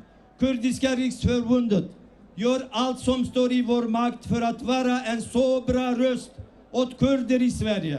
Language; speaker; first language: Swedish; early bilingual, other home language; Kurdish